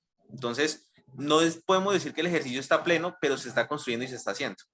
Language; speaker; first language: Spanish; native; Spanish